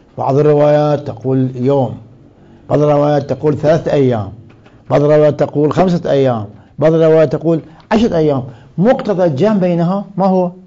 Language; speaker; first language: Arabic; non-native, fluent; Persian